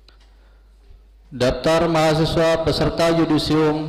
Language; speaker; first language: Indonesian; native; Indonesian